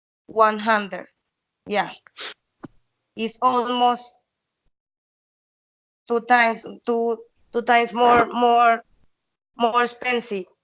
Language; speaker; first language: English; non-native, learner; Spanish